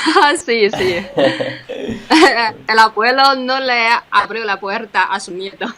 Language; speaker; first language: Spanish; non-native, fluent; Chinese